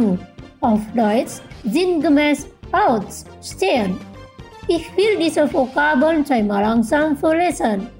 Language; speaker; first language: German; non-native, fluent; Indonesian